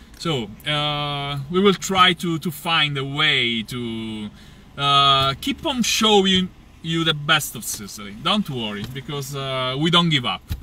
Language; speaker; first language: English; non-native, fluent; Italian